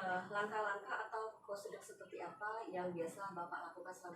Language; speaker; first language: Indonesian; native; Indonesian